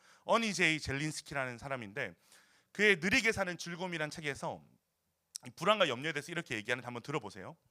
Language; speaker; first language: Korean; native; Korean